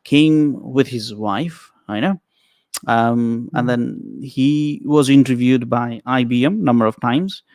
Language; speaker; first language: English; non-native, local second language; Nepali